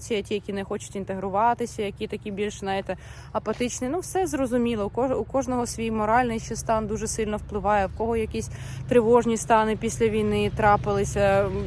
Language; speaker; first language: Ukrainian; non-native, local second language; Russian